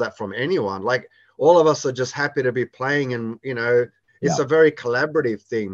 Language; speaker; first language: English; native; English